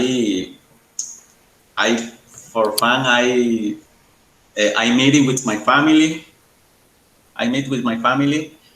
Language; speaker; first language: English; non-native, learner; Spanish